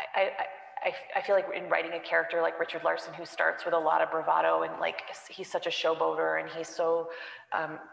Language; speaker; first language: English; native; English